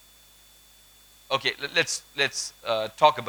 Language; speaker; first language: English; non-native, local second language; Malayalam